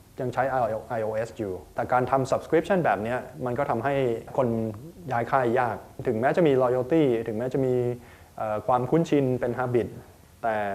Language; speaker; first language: Thai; native; Thai